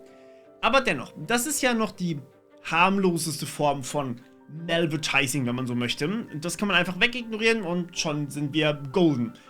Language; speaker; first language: German; native; German